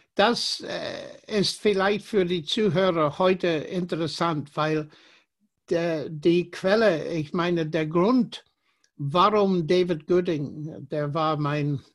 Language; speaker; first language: German; non-native, fluent; English